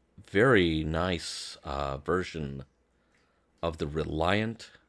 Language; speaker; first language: English; native; English